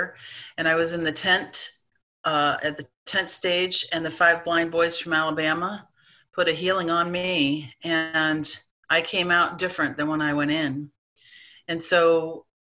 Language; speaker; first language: English; native; English